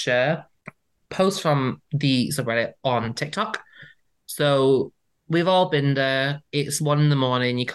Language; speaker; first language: English; native; English